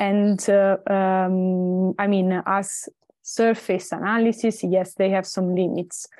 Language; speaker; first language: English; non-native, fluent; Italian